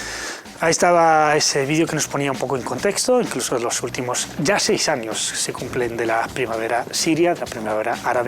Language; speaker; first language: Spanish; native; Spanish